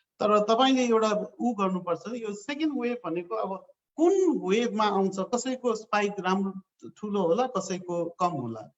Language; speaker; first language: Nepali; native; Nepali